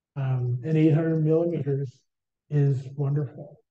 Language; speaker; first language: English; native; English